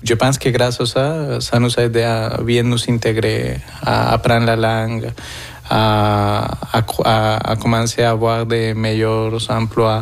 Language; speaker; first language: French; non-native, learner; Spanish